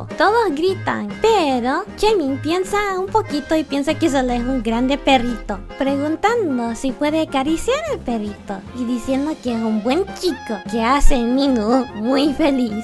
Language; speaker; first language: Spanish; non-native, learner; English